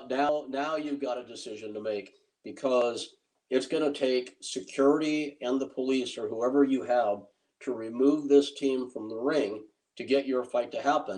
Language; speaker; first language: English; native; English